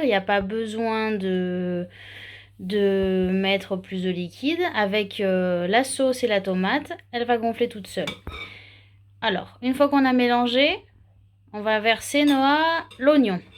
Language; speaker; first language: French; native; French